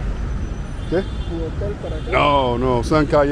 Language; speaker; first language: Spanish; non-native, learner; English